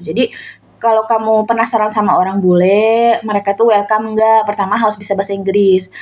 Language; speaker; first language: Indonesian; native; Indonesian